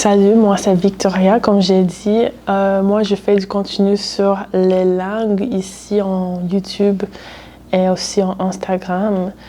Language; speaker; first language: French; non-native, fluent; English